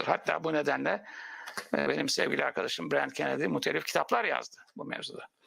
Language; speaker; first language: Turkish; native; Turkish